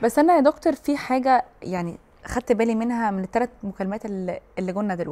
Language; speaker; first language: Arabic; native; Arabic